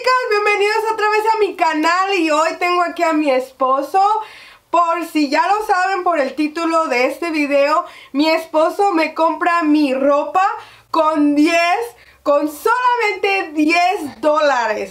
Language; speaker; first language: Spanish; early bilingual, heritage; Spanish